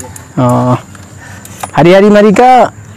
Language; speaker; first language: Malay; non-native, learner; Bangla